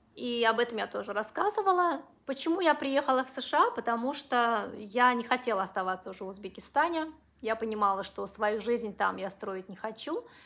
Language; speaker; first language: Russian; non-native, local second language; Uzbek